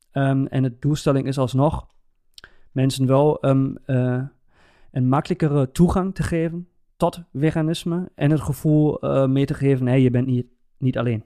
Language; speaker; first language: Dutch; native; Dutch